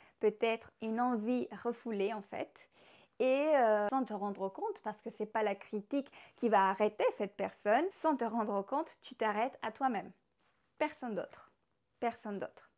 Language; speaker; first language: French; non-native, fluent; Spanish